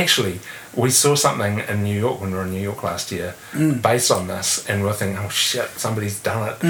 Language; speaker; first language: English; native; English